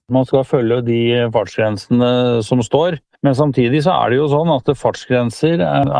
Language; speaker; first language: Norwegian; native; Norwegian